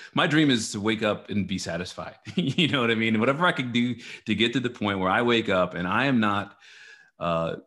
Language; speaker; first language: English; native; English